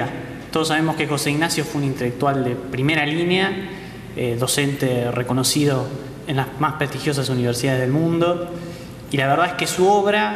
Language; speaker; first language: Spanish; native; Spanish